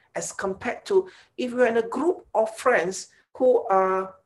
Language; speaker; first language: English; non-native, local second language; Malay